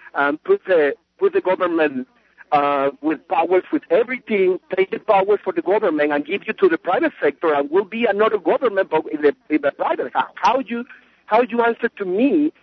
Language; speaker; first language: English; non-native, learner; Spanish